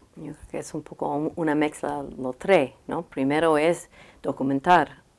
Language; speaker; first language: Spanish; non-native, learner; English